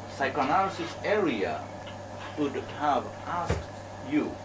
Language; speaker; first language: English; non-native, fluent; Japanese